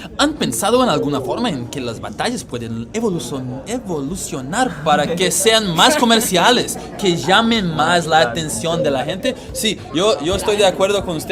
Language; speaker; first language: Spanish; non-native, learner; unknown